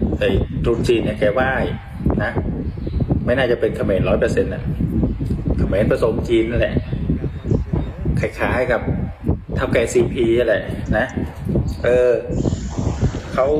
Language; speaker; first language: Thai; native; Thai